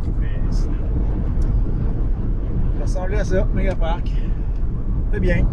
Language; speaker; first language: French; native; French